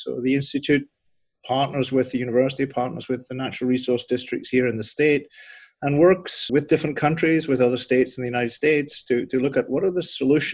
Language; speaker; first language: English; native; English